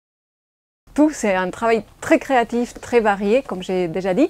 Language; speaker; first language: French; non-native, fluent; Spanish